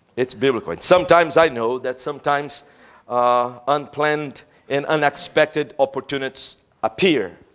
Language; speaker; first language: English; non-native, fluent; Portuguese